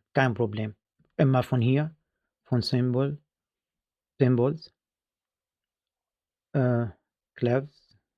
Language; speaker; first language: German; non-native, fluent; Arabic